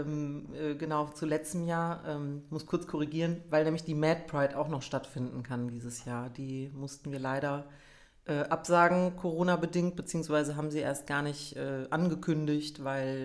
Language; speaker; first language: German; native; German